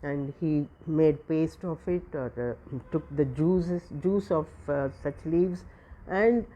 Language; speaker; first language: English; non-native, local second language; Tamil